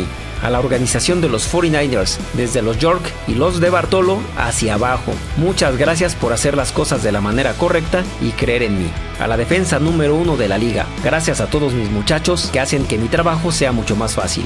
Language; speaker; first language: Spanish; native; Spanish